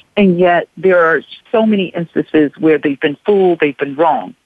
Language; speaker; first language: English; native; English